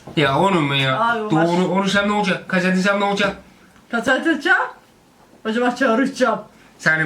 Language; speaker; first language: Turkish; non-native, learner; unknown